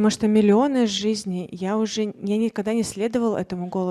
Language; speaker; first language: Russian; native; Russian